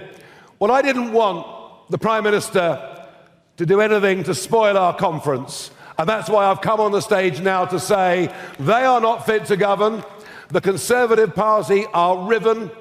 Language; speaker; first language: English; native; English